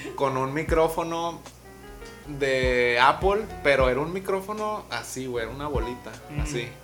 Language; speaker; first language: Spanish; native; Spanish